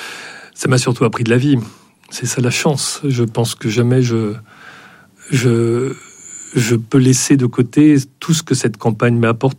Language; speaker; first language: French; native; French